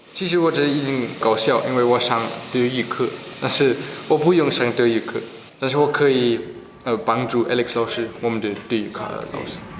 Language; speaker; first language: Chinese; non-native, learner; German